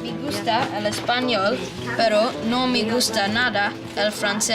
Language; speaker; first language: Spanish; non-native, learner; English